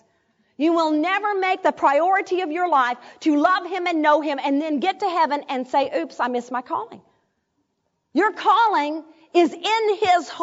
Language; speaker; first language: English; native; English